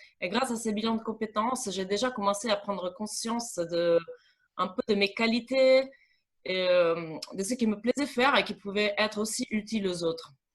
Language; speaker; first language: French; non-native, fluent; Italian